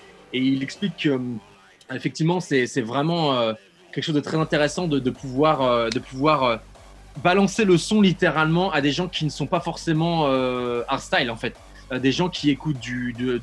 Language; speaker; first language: French; native; French